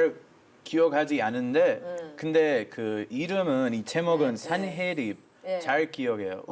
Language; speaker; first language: Korean; non-native, fluent; Hebrew